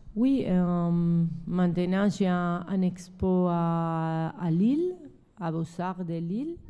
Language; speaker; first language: French; non-native, learner; Spanish